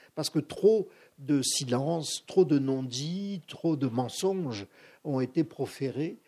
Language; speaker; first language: French; native; French